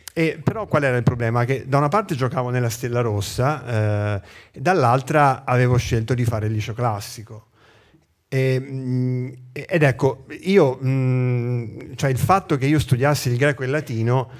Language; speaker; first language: Italian; native; Italian